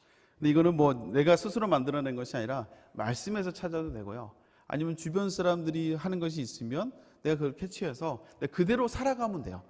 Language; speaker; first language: Korean; native; Korean